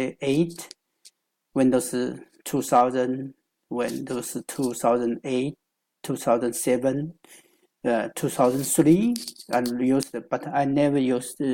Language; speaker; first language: English; non-native, learner; Chinese